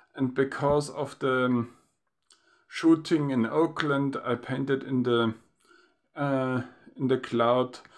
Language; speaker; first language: English; non-native, fluent; German